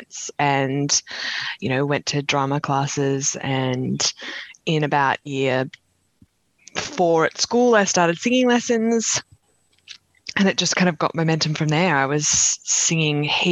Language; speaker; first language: English; native; English